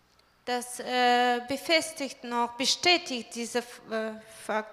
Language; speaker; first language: German; non-native, fluent; Russian